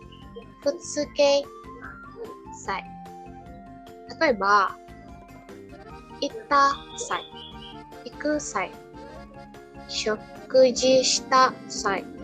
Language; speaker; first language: Japanese; non-native, learner; Indonesian